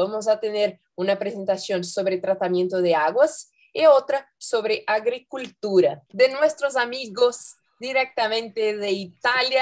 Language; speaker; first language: Spanish; non-native, fluent; Portuguese